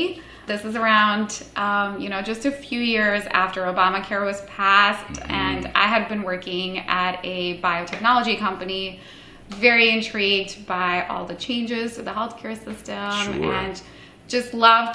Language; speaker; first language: English; non-native, local second language; Hindi